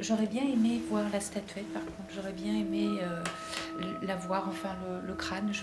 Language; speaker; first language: French; native; French